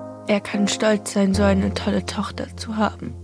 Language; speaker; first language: German; native; German